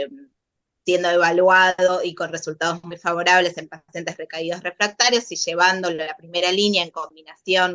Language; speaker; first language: Spanish; native; Spanish